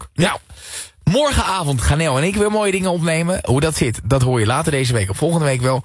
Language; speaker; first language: Dutch; native; Dutch